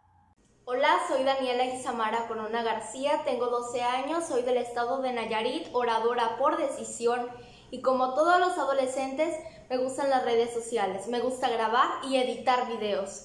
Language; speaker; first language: Spanish; native; Spanish